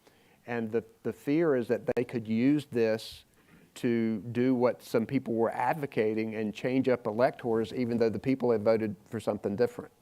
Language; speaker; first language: English; native; English